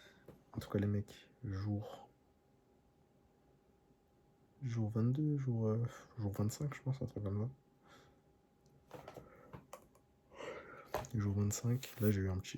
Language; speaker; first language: French; native; French